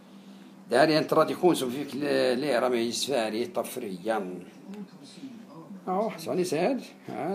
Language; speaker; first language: Swedish; non-native, fluent; Arabic